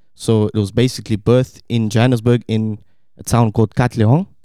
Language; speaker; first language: English; native; English